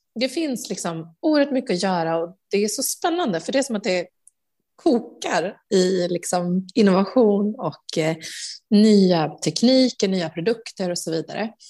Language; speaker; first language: Swedish; native; Swedish